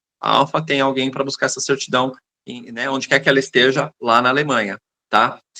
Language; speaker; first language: Portuguese; native; Portuguese